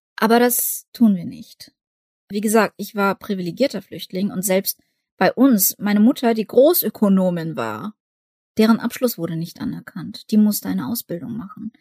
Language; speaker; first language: German; early bilingual, other home language; Russian